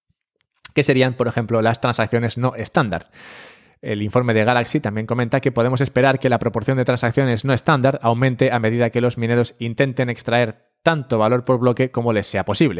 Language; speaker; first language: Spanish; native; Spanish